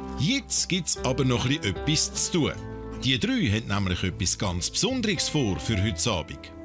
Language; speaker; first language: German; native; German